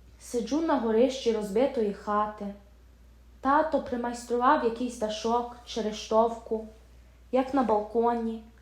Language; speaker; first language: Ukrainian; early bilingual, heritage; Ukrainian